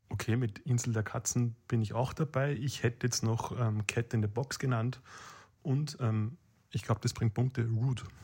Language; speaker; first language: German; native; German